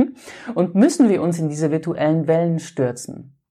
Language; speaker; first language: German; non-native, fluent; Greek